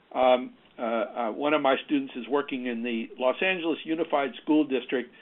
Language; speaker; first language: English; native; English